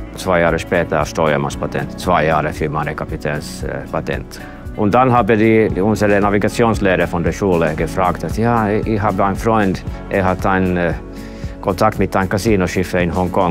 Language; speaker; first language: German; non-native, fluent; Finnish